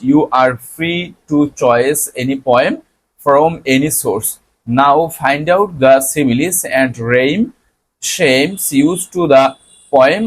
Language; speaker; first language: English; non-native, local second language; Bangla